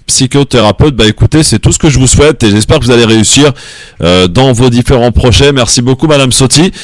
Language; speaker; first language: French; native; French